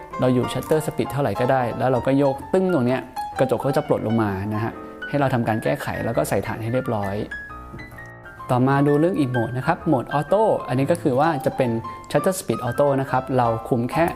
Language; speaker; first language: Thai; native; Thai